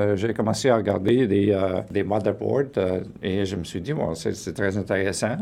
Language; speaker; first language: French; non-native, fluent; Portuguese